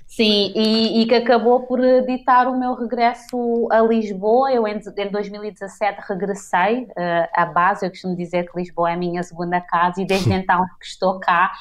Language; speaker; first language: Portuguese; non-native, local second language; Kabuverdianu